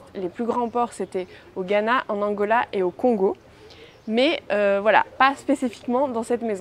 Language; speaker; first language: French; native; French